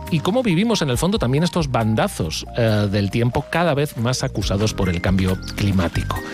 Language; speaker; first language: Spanish; native; Spanish